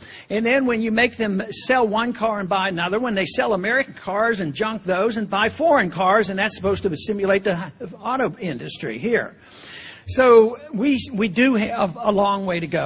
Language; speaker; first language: English; native; English